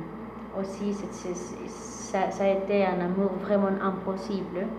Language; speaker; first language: French; non-native, fluent; Spanish